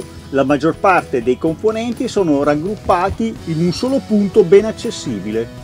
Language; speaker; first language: Italian; native; Italian